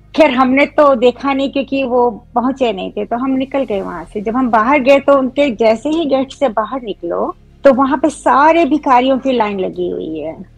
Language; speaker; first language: Hindi; native; Hindi